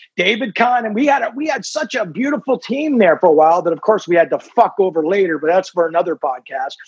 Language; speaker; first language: English; native; English